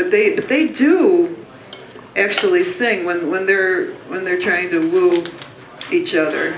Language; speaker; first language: English; native; English